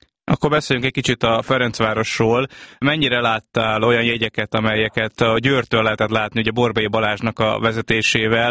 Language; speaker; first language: Hungarian; native; Hungarian